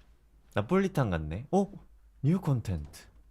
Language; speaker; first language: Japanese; non-native, fluent; Korean